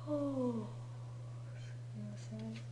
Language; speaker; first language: Japanese; non-native, fluent; English